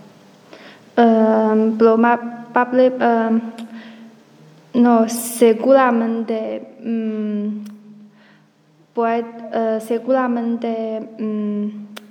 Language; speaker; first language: Spanish; non-native, learner; Chinese